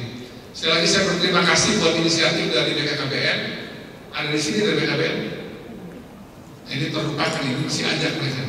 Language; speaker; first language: Indonesian; native; Indonesian